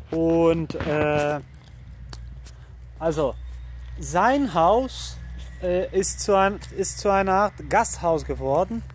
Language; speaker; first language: German; early bilingual, heritage; Portuguese